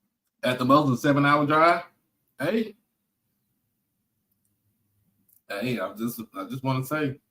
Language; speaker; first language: English; native; English